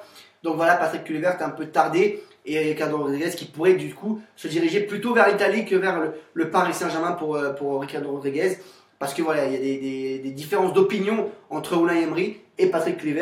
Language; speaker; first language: French; native; French